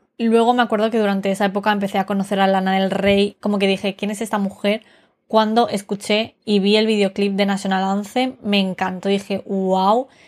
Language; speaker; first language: Spanish; early bilingual, other home language; Romanian